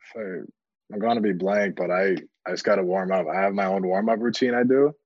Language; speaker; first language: English; native; English